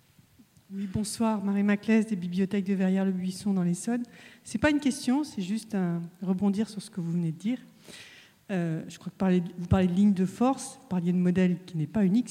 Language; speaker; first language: French; native; French